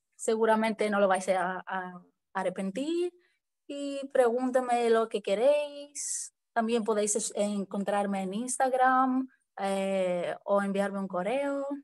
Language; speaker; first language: Spanish; non-native, fluent; Greek